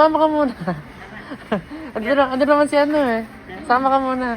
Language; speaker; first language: Filipino; native; Filipino